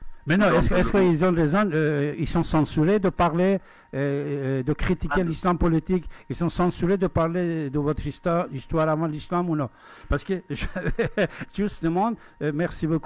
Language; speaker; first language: French; non-native, fluent; Persian